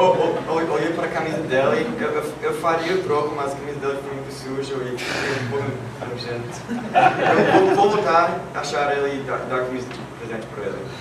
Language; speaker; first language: Portuguese; non-native, learner; English